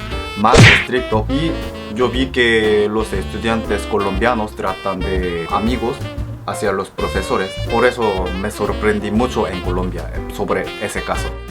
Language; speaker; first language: Spanish; non-native, fluent; Korean